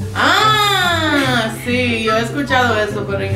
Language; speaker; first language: Spanish; non-native, fluent; English